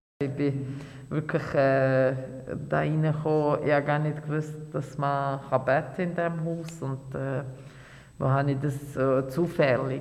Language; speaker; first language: German; non-native, fluent; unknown